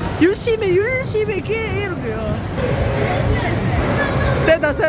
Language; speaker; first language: Korean; non-native, learner; Arabic